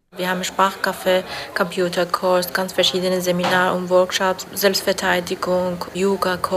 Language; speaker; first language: German; non-native, learner; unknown